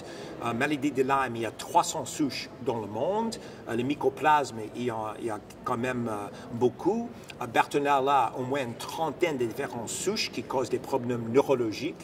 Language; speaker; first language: French; non-native, fluent; English